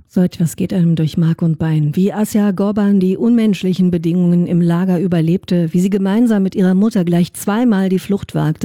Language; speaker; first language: German; native; German